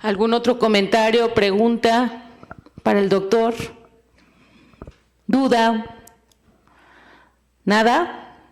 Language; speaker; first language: Spanish; native; Spanish